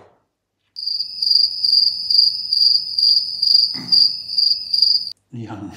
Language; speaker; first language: Thai; native; Thai